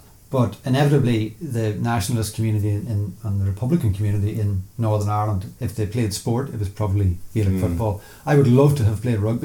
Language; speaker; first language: English; native; English